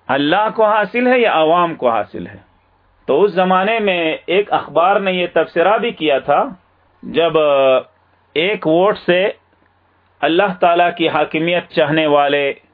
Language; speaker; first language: Urdu; native; Urdu